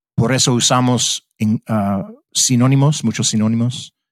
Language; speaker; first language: Spanish; non-native, fluent; English